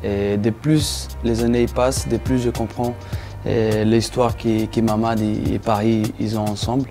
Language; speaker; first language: French; non-native, fluent; Portuguese